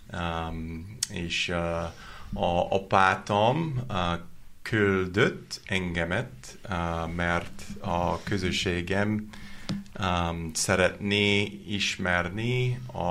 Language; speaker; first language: Hungarian; non-native, learner; English